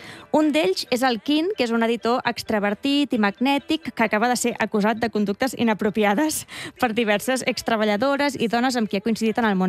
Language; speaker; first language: Catalan; native; Catalan